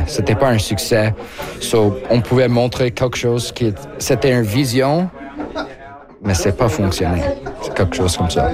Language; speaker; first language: French; non-native, local second language; English